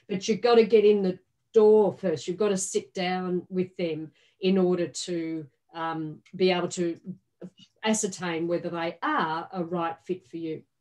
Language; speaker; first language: English; native; English